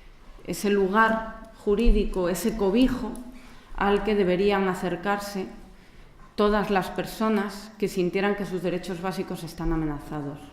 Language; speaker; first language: Spanish; native; Spanish